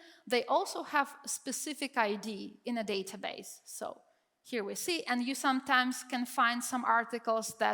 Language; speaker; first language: English; non-native, fluent; Czech